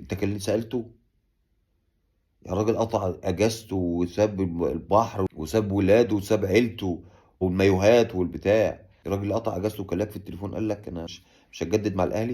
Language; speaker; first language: Arabic; native; Arabic